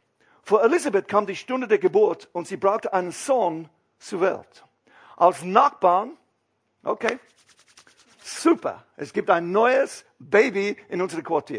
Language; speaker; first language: German; non-native, fluent; English